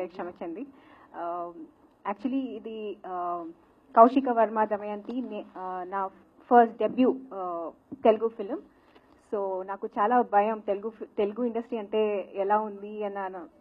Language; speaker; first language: Telugu; non-native, learner; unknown